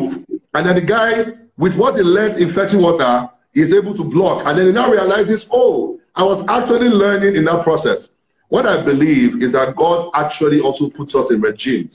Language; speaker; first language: English; non-native, local second language; Yoruba